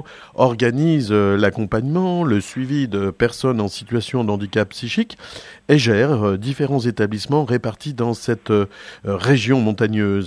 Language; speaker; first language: French; native; French